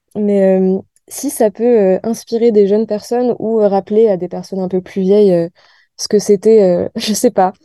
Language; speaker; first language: French; native; French